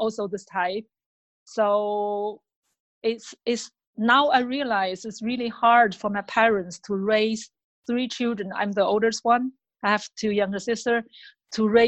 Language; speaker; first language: English; non-native, fluent; Chinese